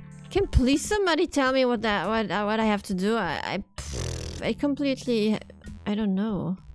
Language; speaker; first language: English; non-native, fluent; German